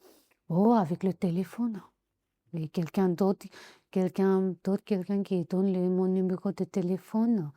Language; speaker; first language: French; non-native, learner; Tibetan